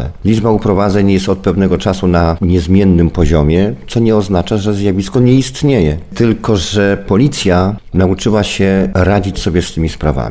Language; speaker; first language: Polish; native; Polish